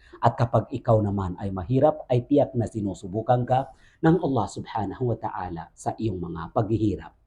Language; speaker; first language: Filipino; non-native, local second language; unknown